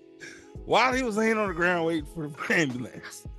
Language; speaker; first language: English; native; English